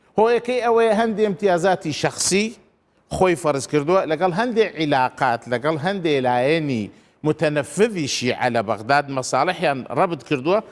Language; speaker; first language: Central Kurdish; non-native, local second language; Turkish